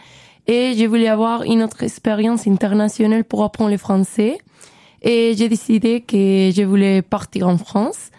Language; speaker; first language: French; non-native, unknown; Spanish